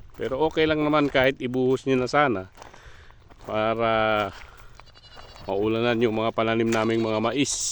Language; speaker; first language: Filipino; native; Filipino